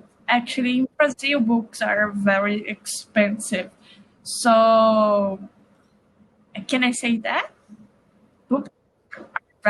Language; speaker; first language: English; non-native, learner; Portuguese